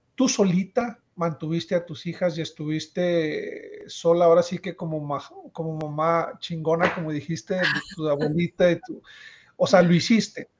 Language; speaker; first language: Spanish; native; Spanish